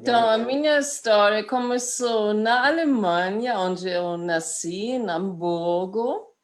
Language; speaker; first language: Portuguese; non-native, fluent; German